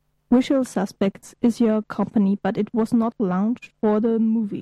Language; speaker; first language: English; non-native, fluent; German